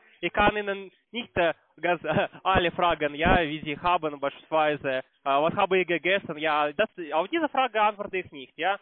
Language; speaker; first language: German; non-native, learner; Russian